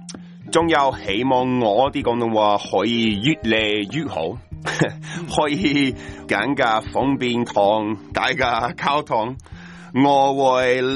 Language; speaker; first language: Cantonese; non-native, learner; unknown